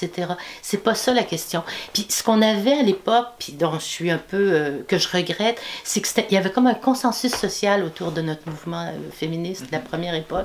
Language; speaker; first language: French; native; French